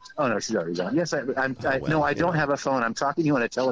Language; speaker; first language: English; native; English